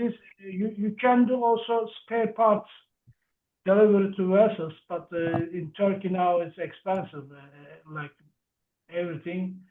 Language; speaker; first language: English; non-native, learner; Turkish